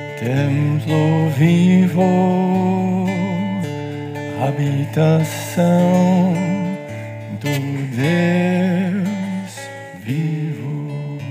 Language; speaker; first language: Portuguese; non-native, fluent; English